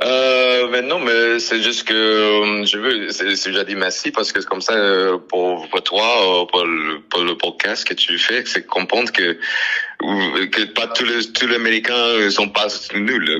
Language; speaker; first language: French; non-native, learner; English